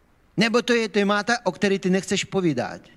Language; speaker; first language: Czech; non-native, fluent; Ukrainian